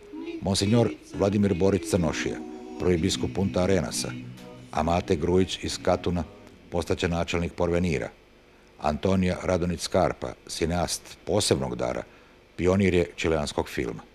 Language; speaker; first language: Bosnian; native; Bosnian